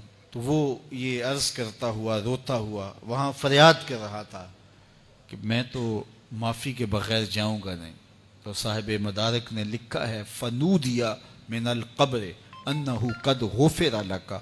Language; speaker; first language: Urdu; native; Urdu